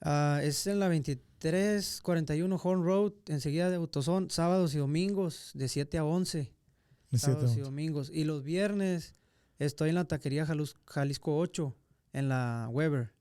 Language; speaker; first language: Spanish; native; Spanish